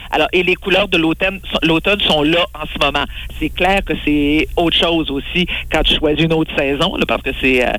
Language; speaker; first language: French; native; French